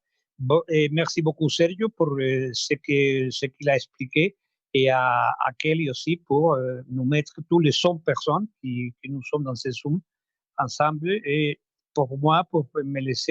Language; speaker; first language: French; non-native, fluent; Spanish